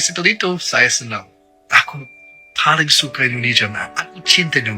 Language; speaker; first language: Indonesian; non-native, learner; English